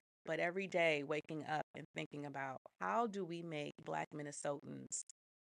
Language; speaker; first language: English; native; English